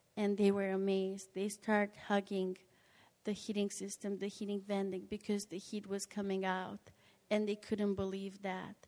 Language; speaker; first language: English; non-native, fluent; Romanian